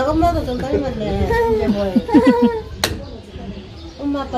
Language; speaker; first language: Korean; native; Korean